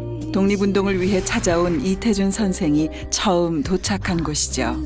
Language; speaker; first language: Korean; native; Korean